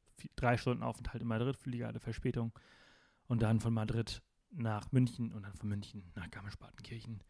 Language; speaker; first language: German; non-native, fluent; Spanish